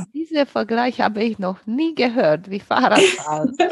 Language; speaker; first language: German; non-native, fluent; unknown